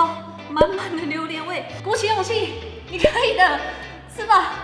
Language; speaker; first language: Chinese; native; Chinese